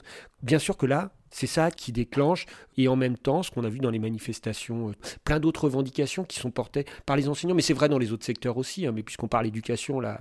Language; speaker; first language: French; native; French